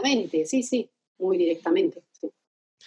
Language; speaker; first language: Spanish; non-native, fluent; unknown